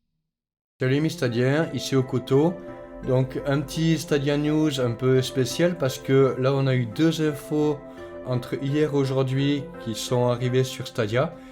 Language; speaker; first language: French; native; French